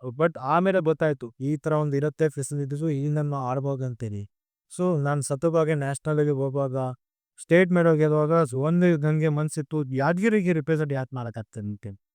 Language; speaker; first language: Kannada; non-native, local second language; Lambadi